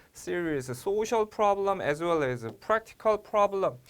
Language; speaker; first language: English; non-native, fluent; Korean